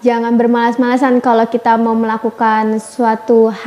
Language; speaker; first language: Indonesian; native; Indonesian